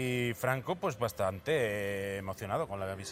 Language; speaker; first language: Spanish; native; Spanish